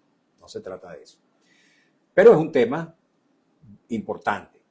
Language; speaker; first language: Spanish; native; Spanish